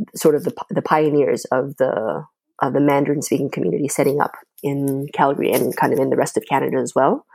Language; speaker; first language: English; non-native, fluent; Chinese